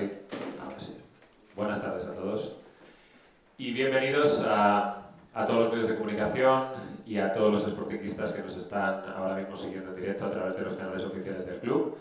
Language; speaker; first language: Spanish; native; Spanish